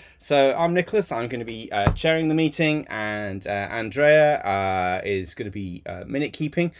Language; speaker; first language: English; native; English